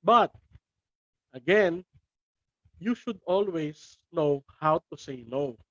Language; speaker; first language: English; non-native, local second language; Filipino